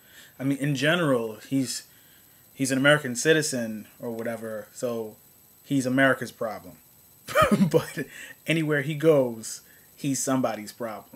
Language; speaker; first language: English; native; English